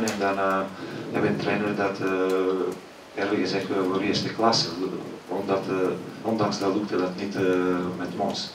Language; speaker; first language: Dutch; non-native, fluent; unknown